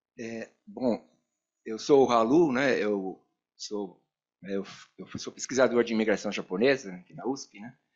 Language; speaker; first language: Portuguese; native; Portuguese